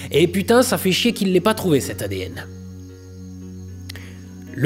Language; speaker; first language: French; native; French